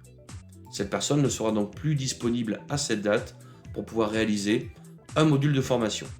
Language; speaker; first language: French; native; French